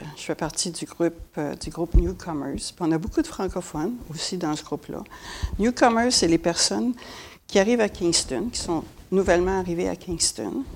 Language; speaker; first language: French; native; French